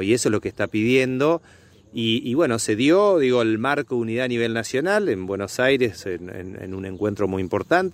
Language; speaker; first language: Spanish; native; Spanish